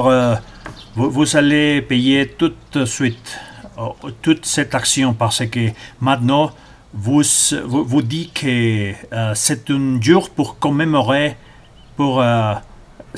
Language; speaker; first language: French; non-native, learner; Spanish